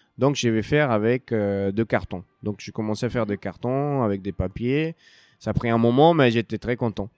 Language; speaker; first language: French; non-native, fluent; Spanish